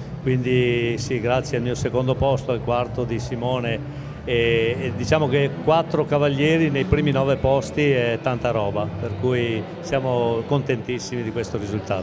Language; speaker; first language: Italian; native; Italian